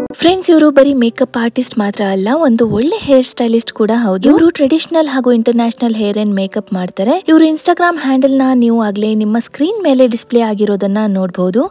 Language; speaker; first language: Kannada; non-native, local second language; Konkani